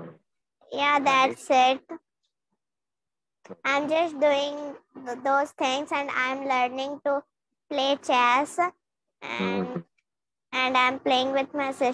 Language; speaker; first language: English; non-native, learner; Hindi